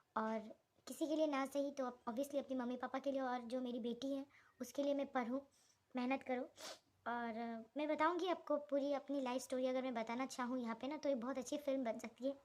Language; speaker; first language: Hindi; non-native, local second language; Assamese